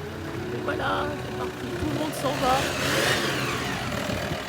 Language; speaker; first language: French; native; French